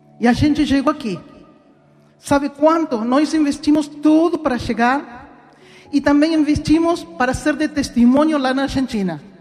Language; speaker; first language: Portuguese; non-native, fluent; Spanish